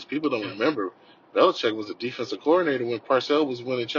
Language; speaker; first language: English; native; English